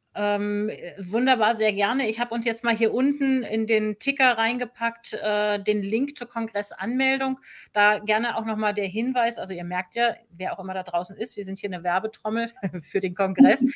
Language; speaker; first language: German; native; German